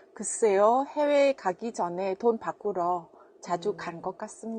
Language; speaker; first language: Korean; non-native, fluent; Vietnamese